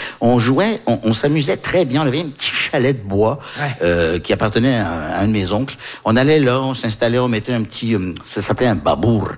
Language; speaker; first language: French; early bilingual, heritage; French